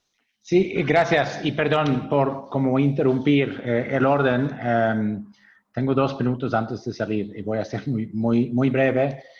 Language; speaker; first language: Spanish; non-native, fluent; English